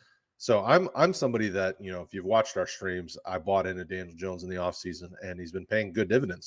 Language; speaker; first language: English; native; English